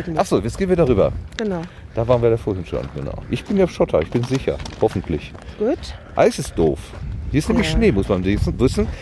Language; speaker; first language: German; native; German